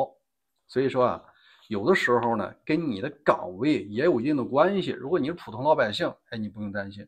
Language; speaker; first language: Chinese; native; Chinese